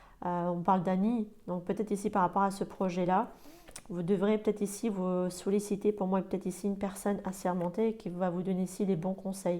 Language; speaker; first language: French; native; French